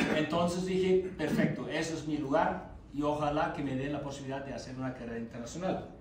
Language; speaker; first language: Spanish; non-native, fluent; German